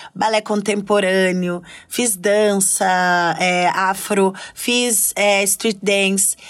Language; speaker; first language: Portuguese; native; Portuguese